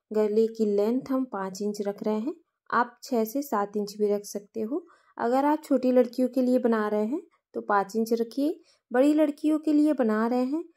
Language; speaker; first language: Hindi; native; Hindi